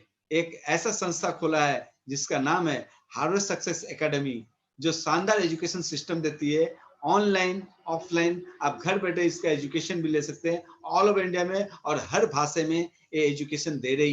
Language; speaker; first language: Hindi; native; Hindi